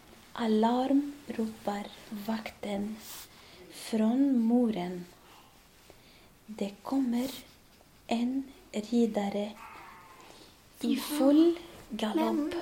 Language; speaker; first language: Swedish; non-native, learner; Arabic